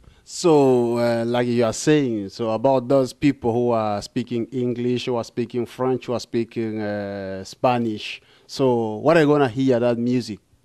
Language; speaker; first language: English; non-native, learner; Lingala